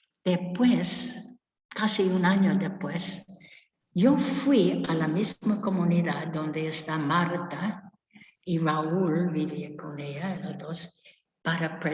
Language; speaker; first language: Spanish; non-native, fluent; English